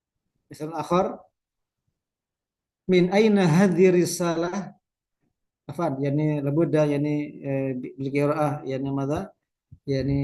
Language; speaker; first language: Arabic; non-native, fluent; Indonesian